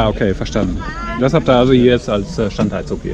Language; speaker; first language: German; native; German